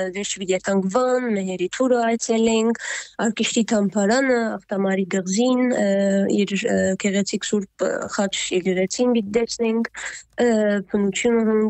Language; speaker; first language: Armenian; early bilingual, heritage; Armenian